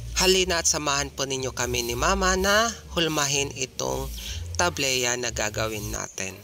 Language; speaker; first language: Filipino; non-native, local second language; Bikol